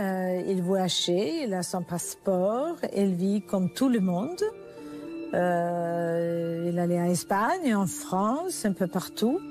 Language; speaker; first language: French; non-native, learner; Swedish